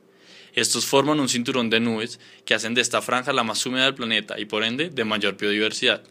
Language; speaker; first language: Spanish; native; Spanish